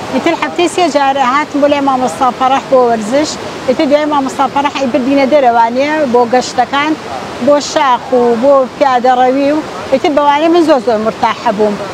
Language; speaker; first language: Central Kurdish; native; Central Kurdish